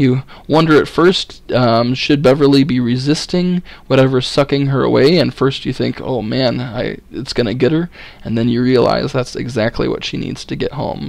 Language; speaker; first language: English; native; English